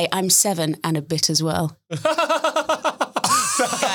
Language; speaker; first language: English; native; English